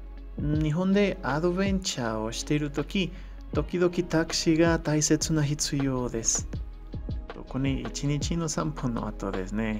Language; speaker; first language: Japanese; non-native, learner; Spanish